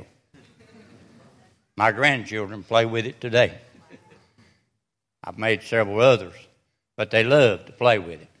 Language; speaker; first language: English; native; English